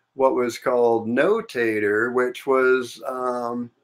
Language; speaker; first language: English; native; English